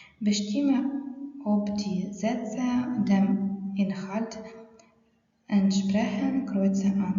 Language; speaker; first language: German; non-native, fluent; Ukrainian